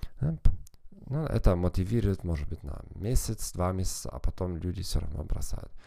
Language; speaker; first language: Russian; non-native, fluent; German